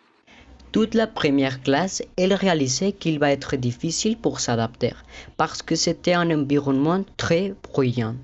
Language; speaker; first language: French; non-native, learner; Spanish